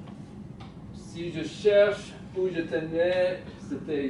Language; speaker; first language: French; non-native, fluent; Persian